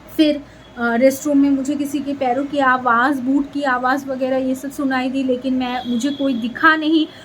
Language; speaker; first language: Hindi; non-native, local second language; Bangla